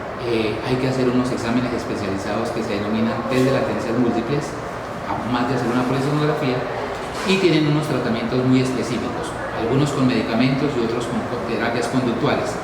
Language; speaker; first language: Spanish; native; Spanish